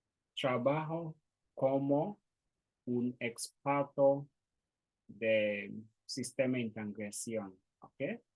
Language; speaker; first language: Spanish; non-native, learner; Swahili